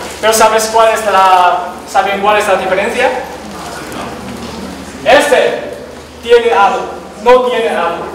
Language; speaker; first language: Spanish; non-native, learner; Chinese